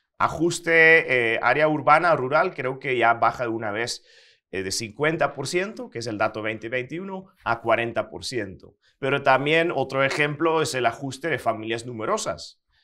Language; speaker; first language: Spanish; non-native, fluent; Dutch